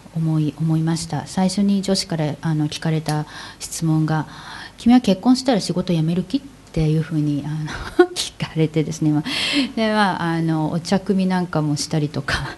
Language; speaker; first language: Japanese; native; Japanese